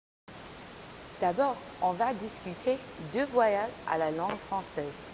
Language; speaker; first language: French; non-native, learner; English